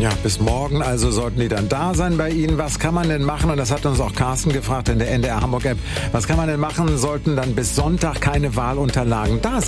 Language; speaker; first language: German; native; German